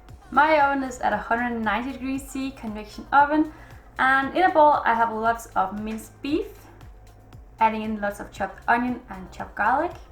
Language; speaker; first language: English; non-native, fluent; Danish